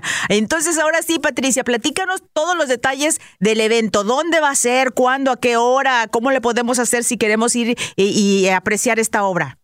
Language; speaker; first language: Spanish; native; Spanish